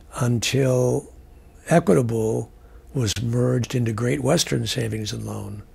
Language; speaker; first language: English; native; English